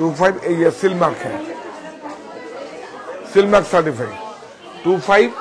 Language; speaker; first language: Hindi; non-native, local second language; Bangla